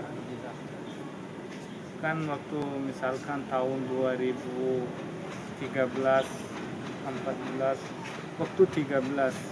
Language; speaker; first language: Indonesian; non-native, learner; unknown